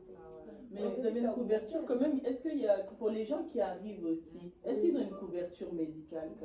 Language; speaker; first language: French; native; French